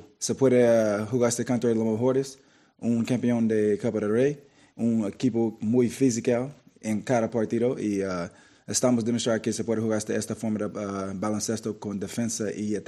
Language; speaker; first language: Spanish; non-native, learner; English